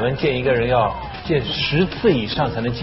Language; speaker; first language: Chinese; native; Chinese